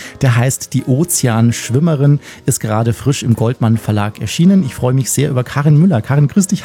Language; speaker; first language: German; native; German